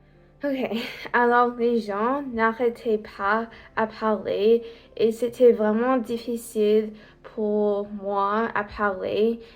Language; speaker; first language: French; non-native, learner; English